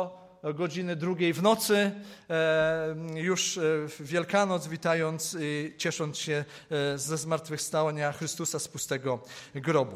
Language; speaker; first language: Polish; native; Polish